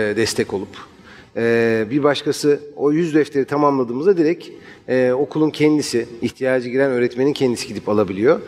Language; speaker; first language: Turkish; native; Turkish